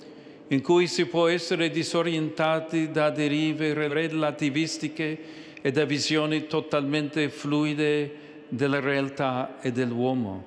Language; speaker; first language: Italian; non-native, fluent; English